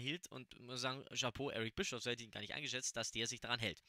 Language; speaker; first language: German; native; German